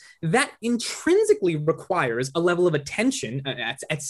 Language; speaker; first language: English; native; English